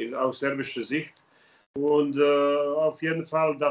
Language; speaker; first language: German; non-native, learner; Serbian